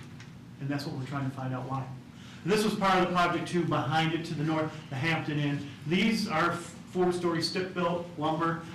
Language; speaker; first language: English; native; English